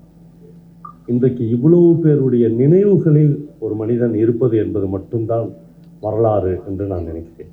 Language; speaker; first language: Tamil; native; Tamil